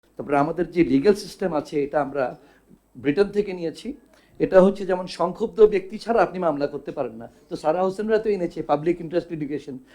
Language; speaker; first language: Bangla; non-native, local second language; Chakma